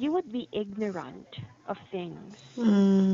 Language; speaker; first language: English; non-native, fluent; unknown